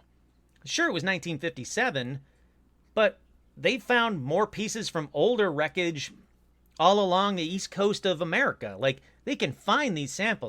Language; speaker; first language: English; native; English